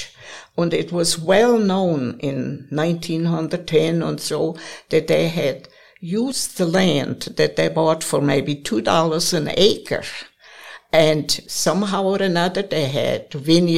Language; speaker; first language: English; non-native, fluent; German